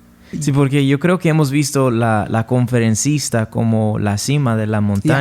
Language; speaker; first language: Spanish; non-native, fluent; English